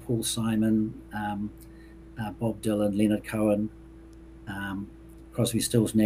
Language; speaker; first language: English; native; English